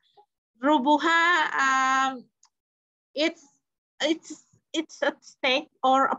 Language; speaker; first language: English; non-native, fluent; Indonesian